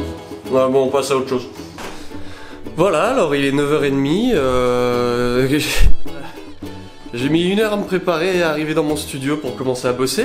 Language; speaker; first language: French; native; French